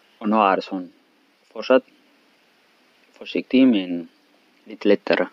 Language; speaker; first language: Swedish; non-native, learner; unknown